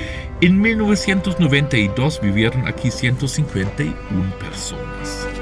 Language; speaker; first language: Spanish; non-native, fluent; German